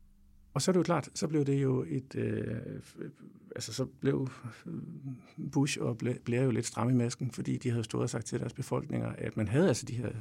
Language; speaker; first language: Danish; native; Danish